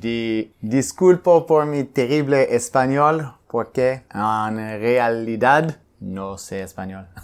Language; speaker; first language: Spanish; non-native, learner; English